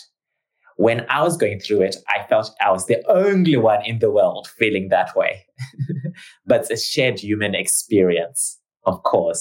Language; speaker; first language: English; non-native, local second language; Shona